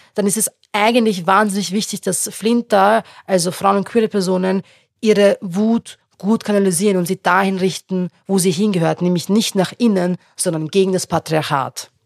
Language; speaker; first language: German; non-native, local second language; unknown